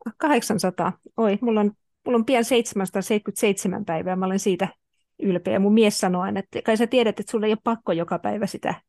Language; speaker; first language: Finnish; native; Finnish